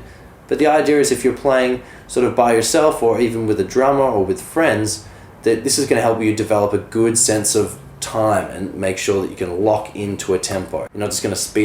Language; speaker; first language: English; native; English